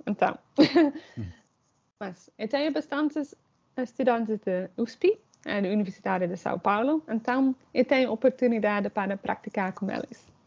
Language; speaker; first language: Portuguese; non-native, fluent; Dutch